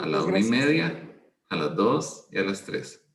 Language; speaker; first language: Spanish; native; Spanish